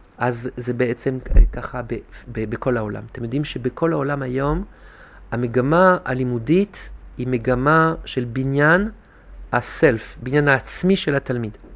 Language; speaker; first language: Hebrew; non-native, fluent; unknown